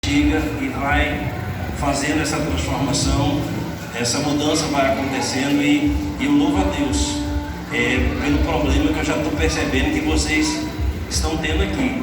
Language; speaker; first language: Portuguese; native; Portuguese